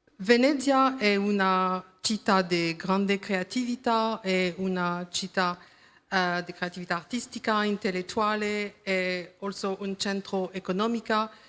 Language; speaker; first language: Italian; non-native, learner; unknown